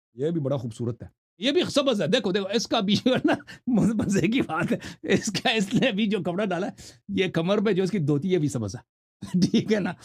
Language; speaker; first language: Urdu; non-native, fluent; Persian